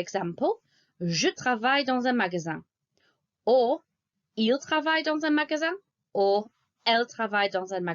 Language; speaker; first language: French; non-native, fluent; English